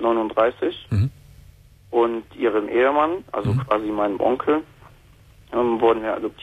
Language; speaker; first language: German; native; German